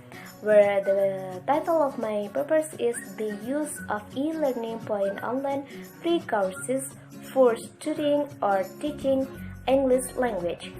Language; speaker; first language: English; non-native, learner; Indonesian